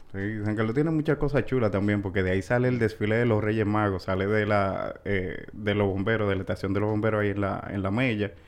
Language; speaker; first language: Spanish; native; Spanish